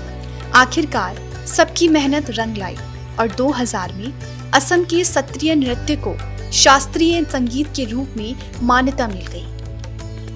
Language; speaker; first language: Hindi; native; Hindi